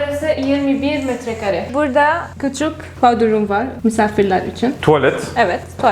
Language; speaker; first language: Turkish; non-native, learner; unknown